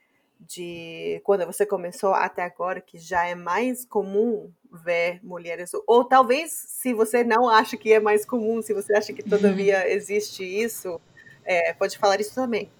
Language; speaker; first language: Portuguese; non-native, fluent; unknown